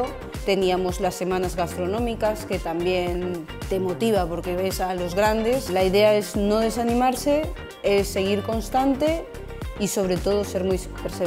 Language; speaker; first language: Spanish; native; Spanish